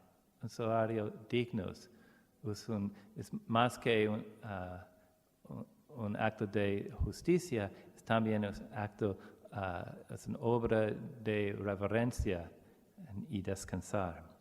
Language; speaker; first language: Spanish; non-native, learner; English